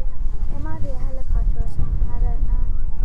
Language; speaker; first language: English; native; English